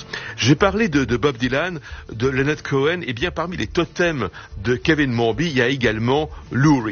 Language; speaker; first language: French; native; French